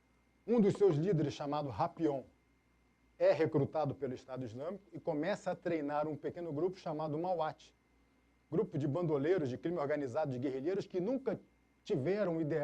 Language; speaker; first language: Portuguese; native; Portuguese